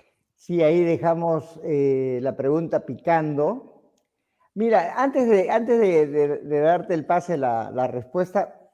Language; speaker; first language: Spanish; native; Spanish